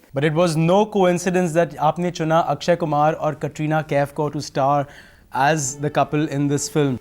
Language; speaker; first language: Hindi; native; Hindi